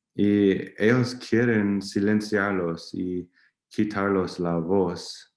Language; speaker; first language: Spanish; non-native, learner; English